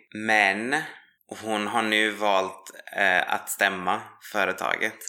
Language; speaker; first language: Swedish; native; Swedish